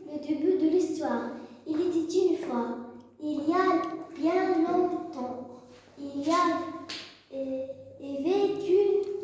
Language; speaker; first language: French; non-native, learner; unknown